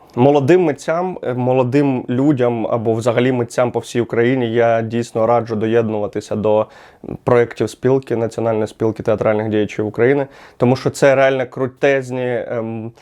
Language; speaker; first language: Ukrainian; native; Ukrainian